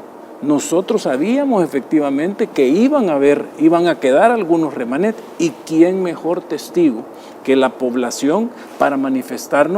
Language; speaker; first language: Spanish; native; Spanish